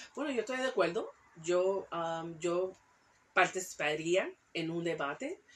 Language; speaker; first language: Spanish; early bilingual, heritage; Spanish